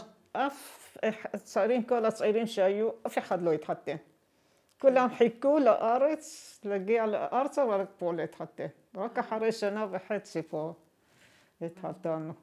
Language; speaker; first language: Hebrew; non-native, fluent; Arabic